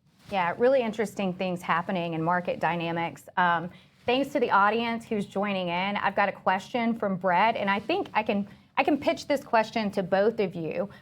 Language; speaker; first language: English; native; English